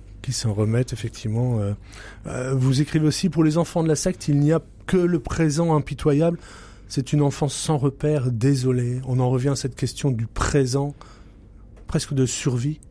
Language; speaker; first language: French; native; French